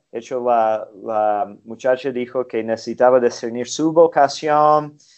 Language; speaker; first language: Spanish; non-native, fluent; English